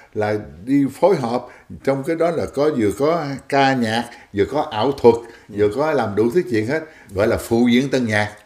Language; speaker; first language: Vietnamese; native; Vietnamese